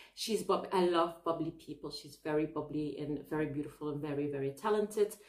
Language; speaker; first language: English; non-native, fluent; Arabic